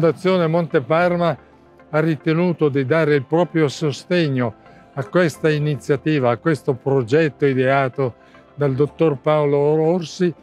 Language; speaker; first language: Italian; native; Italian